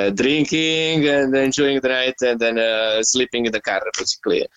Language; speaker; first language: English; non-native, learner; Italian